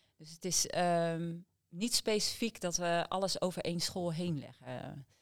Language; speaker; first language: Dutch; native; Dutch